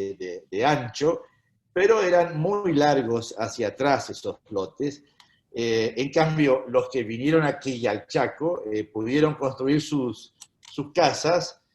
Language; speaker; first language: Spanish; native; Spanish